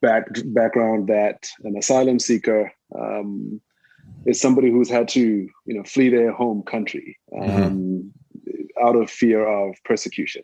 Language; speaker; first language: English; non-native, local second language; Shona